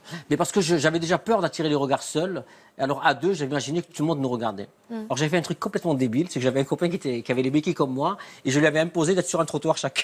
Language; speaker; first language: French; native; French